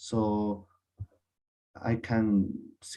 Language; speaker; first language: English; non-native, learner; Spanish